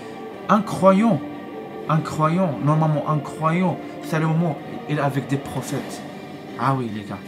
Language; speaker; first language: French; non-native, learner; Arabic